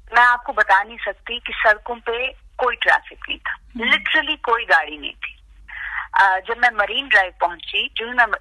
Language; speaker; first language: Hindi; native; Hindi